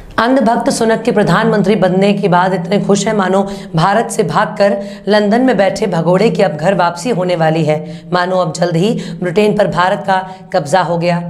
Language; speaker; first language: Hindi; native; Hindi